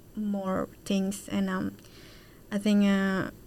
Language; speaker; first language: English; non-native, fluent; Indonesian